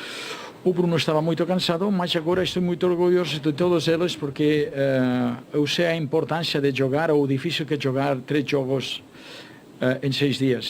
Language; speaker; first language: Portuguese; non-native, fluent; Catalan